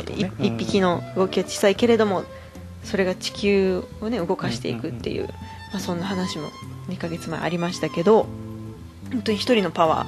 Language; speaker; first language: Japanese; native; Japanese